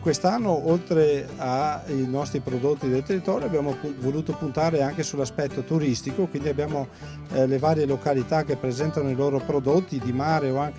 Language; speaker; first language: Italian; native; Italian